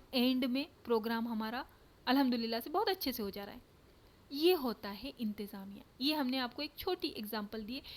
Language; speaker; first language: Urdu; native; Urdu